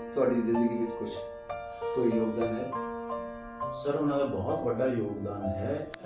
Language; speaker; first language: Punjabi; non-native, local second language; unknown